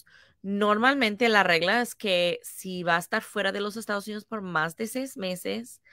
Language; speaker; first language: Spanish; non-native, fluent; English